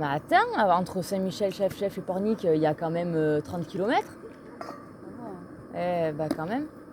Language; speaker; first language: French; native; French